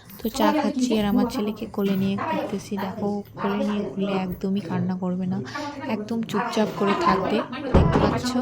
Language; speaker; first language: Bangla; non-native, local second language; Rangpuri